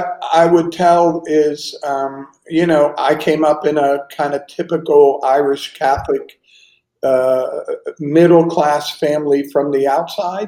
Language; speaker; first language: English; native; English